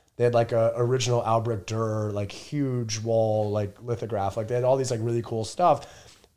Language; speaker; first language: English; native; English